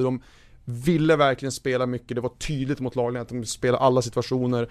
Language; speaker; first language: Swedish; native; Swedish